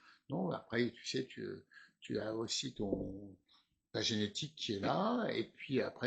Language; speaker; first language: French; native; French